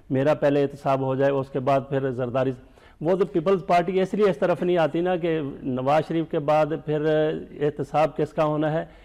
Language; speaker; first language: Urdu; native; Urdu